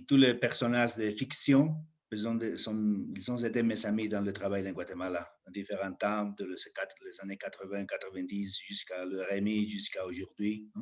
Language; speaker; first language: French; non-native, fluent; Spanish